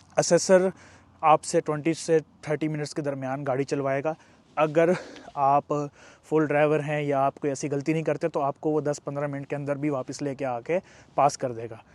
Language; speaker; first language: Urdu; non-native, local second language; Punjabi